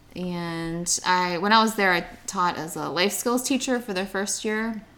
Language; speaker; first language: English; native; English